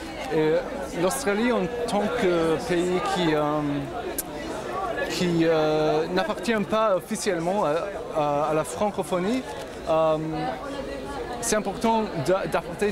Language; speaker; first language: French; non-native, fluent; English